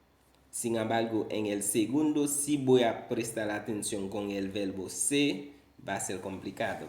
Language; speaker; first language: Spanish; non-native, fluent; Haitian Creole